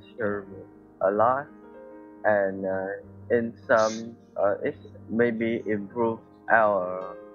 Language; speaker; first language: English; non-native, learner; Vietnamese